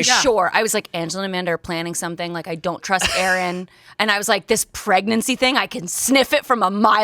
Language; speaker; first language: English; native; English